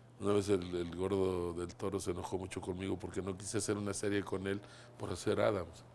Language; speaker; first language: Spanish; native; Spanish